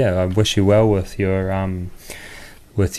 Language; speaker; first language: English; native; English